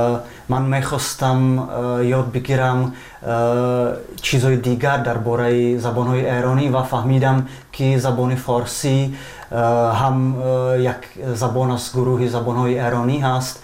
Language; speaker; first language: Persian; non-native, fluent; Czech